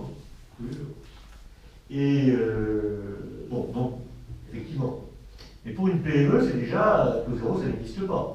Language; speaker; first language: French; native; French